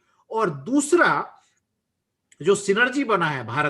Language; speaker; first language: Hindi; native; Hindi